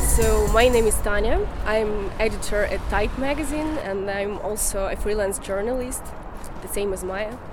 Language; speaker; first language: English; non-native, fluent; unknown